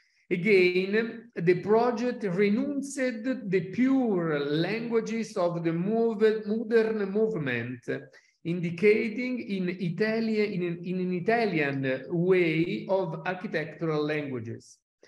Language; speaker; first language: English; non-native, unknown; Italian